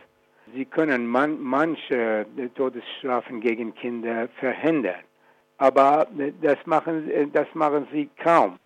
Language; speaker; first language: German; non-native, fluent; Persian